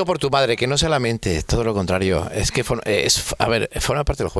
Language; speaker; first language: Spanish; native; Spanish